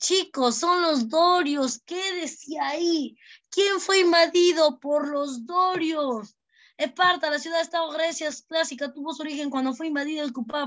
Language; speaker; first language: Spanish; native; Spanish